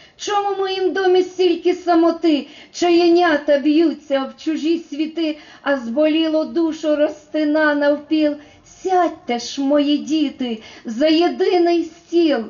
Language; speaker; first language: Ukrainian; native; Ukrainian